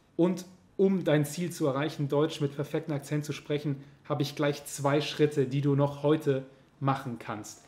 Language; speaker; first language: German; native; German